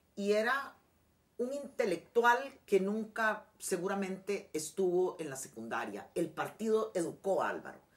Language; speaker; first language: Spanish; native; Spanish